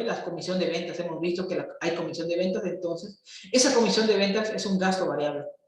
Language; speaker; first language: Spanish; native; Spanish